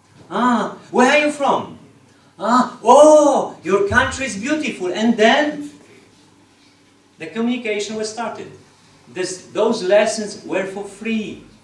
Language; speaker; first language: English; non-native, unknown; Polish